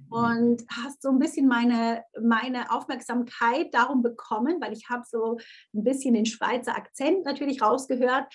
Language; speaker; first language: German; native; German